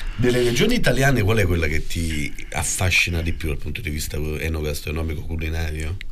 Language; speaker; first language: Italian; native; Italian